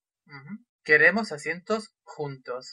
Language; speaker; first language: Spanish; non-native, fluent; Russian